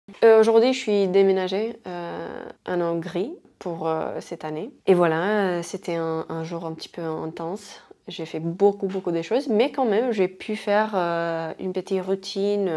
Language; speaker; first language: French; non-native, fluent; Spanish